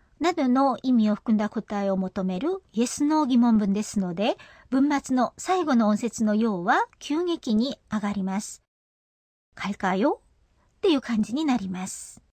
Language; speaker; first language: Japanese; non-native, fluent; Korean